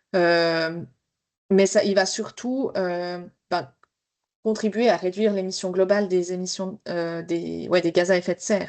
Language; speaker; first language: French; native; French